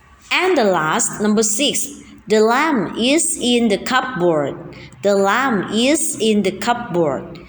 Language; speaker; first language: English; non-native, fluent; Thai